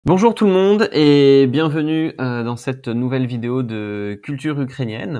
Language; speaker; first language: French; native; French